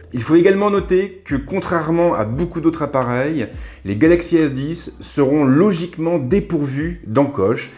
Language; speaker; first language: French; native; French